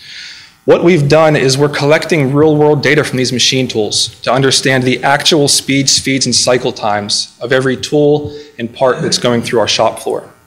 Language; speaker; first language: English; native; English